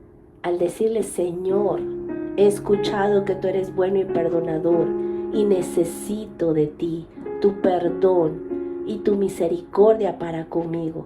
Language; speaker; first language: Spanish; native; Spanish